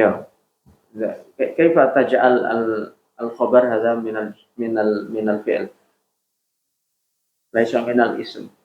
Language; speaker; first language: Arabic; non-native, fluent; Indonesian